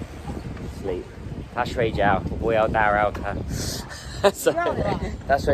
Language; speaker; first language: Chinese; non-native, learner; English